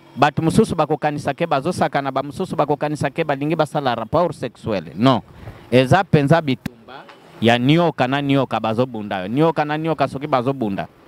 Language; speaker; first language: Lingala; non-native, local second language; Kongo